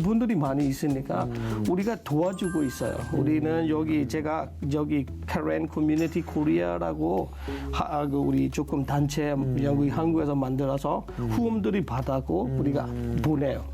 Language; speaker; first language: Korean; non-native, learner; S'gaw Karen